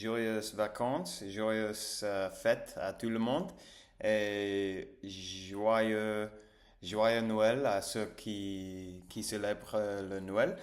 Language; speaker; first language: French; non-native, learner; English